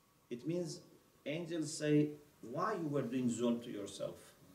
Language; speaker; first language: English; non-native, fluent; Persian